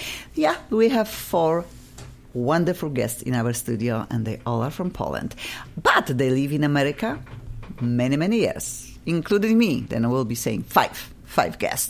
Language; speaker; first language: English; non-native, fluent; Polish